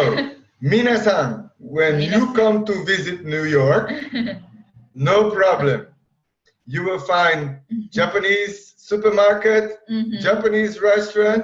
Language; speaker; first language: English; non-native, fluent; Portuguese